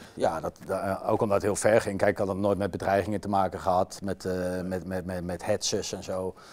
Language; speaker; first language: Dutch; native; Dutch